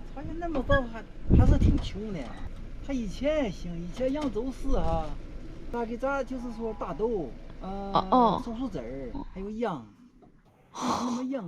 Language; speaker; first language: Chinese; native; Chinese